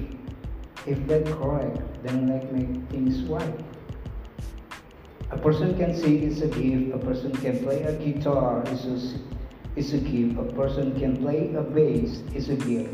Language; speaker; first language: English; non-native, learner; Indonesian